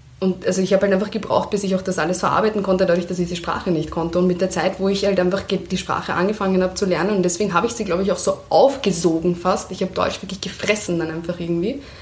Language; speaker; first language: German; early bilingual, other home language; Persian